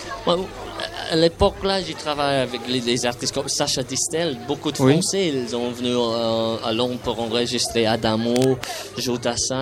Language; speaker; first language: French; non-native, fluent; English